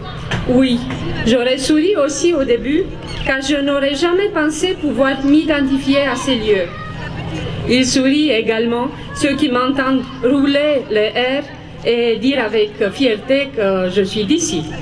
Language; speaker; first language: French; non-native, fluent; Romanian